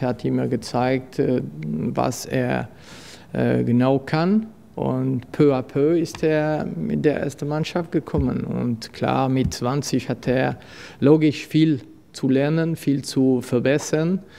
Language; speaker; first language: German; non-native, fluent; French